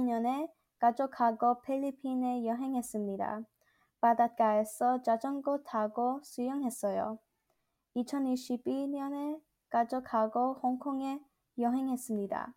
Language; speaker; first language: Korean; non-native, learner; English